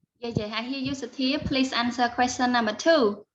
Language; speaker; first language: English; non-native, learner; Khmer